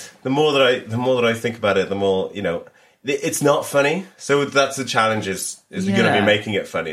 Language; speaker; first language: English; native; English